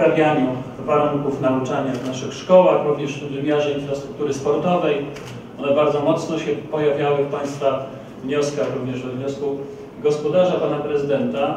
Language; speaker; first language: Polish; native; Polish